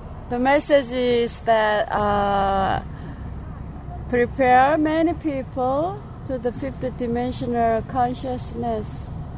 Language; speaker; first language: English; non-native, fluent; Korean